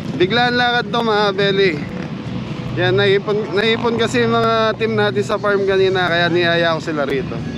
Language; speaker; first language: Filipino; non-native, local second language; Pampanga